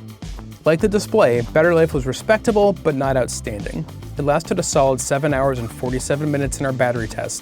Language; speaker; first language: English; native; English